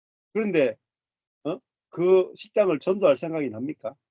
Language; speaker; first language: Korean; native; Korean